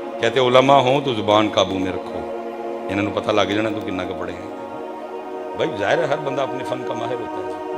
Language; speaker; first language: Urdu; non-native, local second language; Punjabi